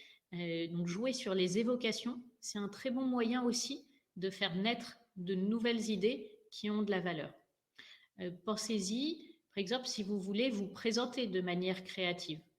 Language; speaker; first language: French; native; French